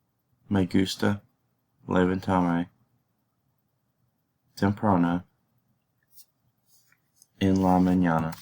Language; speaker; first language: Spanish; non-native, learner; English